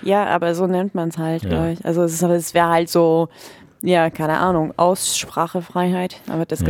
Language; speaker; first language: German; native; German